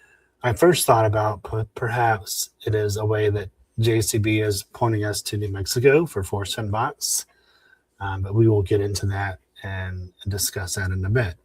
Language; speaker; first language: English; native; English